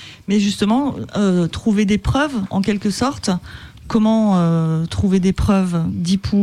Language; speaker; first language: French; native; French